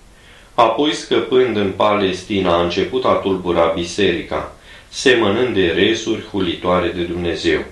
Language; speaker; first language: Romanian; native; Romanian